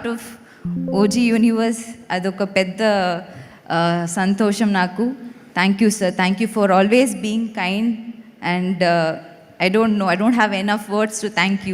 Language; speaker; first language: Telugu; non-native, learner; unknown